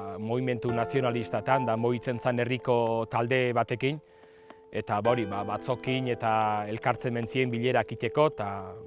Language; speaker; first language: Basque; native; Basque